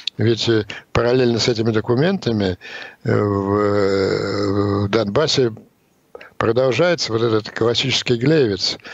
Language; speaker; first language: Russian; native; Russian